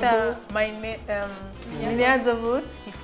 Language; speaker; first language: Russian; non-native, learner; Igbo